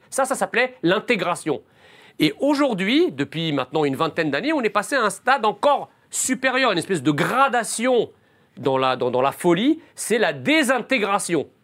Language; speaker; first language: French; early bilingual, other home language; Arabic